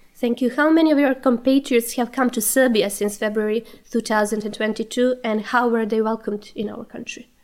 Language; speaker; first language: English; non-native, fluent; Serbian